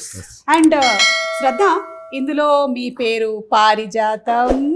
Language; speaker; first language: Telugu; native; Telugu